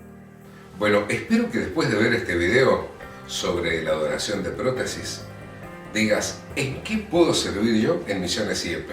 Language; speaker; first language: Spanish; native; Spanish